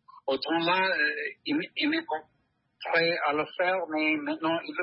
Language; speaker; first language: French; non-native, learner; English